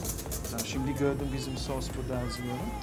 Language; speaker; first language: Turkish; non-native, learner; English